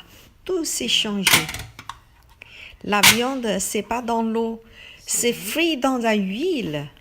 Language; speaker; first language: French; non-native, learner; Chinese